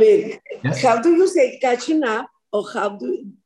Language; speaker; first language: English; non-native, learner; Spanish